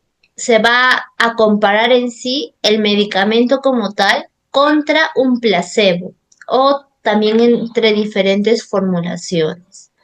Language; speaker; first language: Spanish; native; Spanish